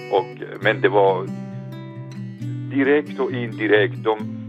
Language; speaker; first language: Swedish; non-native, learner; Persian